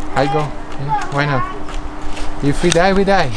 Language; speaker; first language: English; non-native, learner; Russian